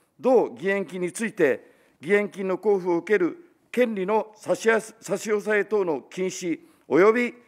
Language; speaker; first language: Japanese; native; Japanese